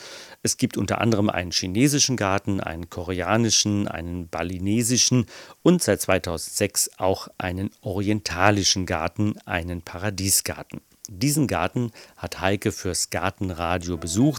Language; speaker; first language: German; native; German